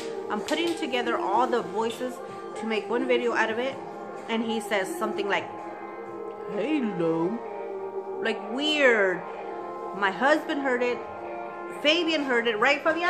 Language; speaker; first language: English; early bilingual, other home language; Spanish